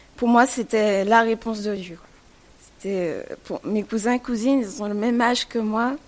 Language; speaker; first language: French; native; French